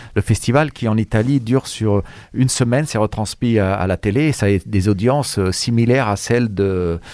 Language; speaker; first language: French; native; French